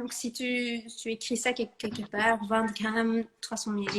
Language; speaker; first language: French; non-native, fluent; Dutch